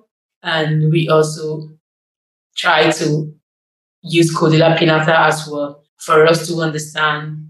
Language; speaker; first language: English; non-native, local second language; Igbo